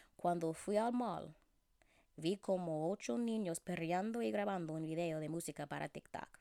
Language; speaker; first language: Spanish; non-native, fluent; English